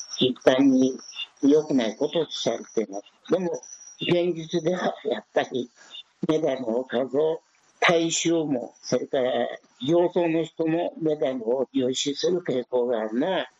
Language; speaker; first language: Japanese; early bilingual, other home language; Chinese